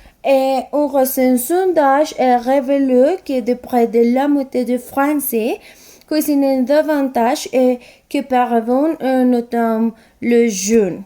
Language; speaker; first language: French; non-native, learner; Spanish